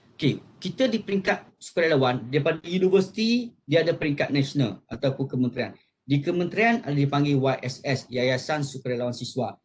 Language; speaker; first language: Malay; native; Malay